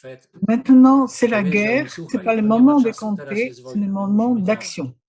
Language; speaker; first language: French; non-native, fluent; Polish